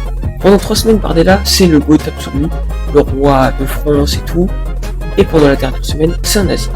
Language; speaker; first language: French; native; French